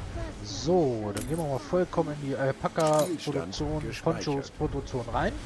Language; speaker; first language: German; native; German